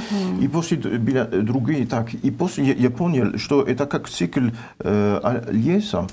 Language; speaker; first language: Russian; non-native, learner; French